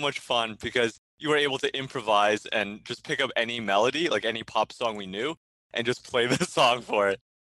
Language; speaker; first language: English; early bilingual, other home language; Chinese